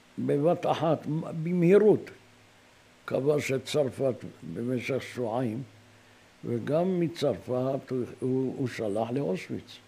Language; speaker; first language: Hebrew; non-native, fluent; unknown